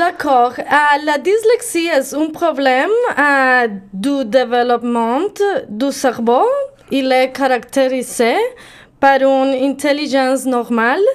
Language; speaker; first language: French; non-native, learner; Spanish